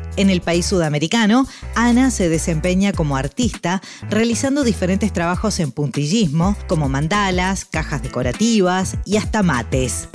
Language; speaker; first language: Spanish; native; Spanish